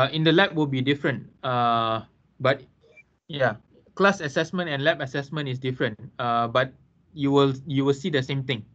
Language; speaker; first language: English; non-native, local second language; Malay